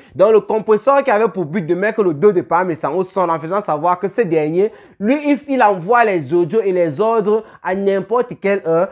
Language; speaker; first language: French; native; French